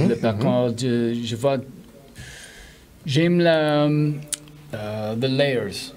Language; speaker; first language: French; non-native, learner; English